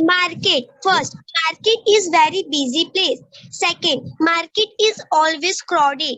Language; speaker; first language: English; non-native, learner; Hindi